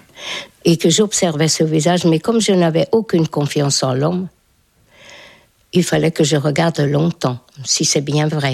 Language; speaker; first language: French; non-native, fluent; Hungarian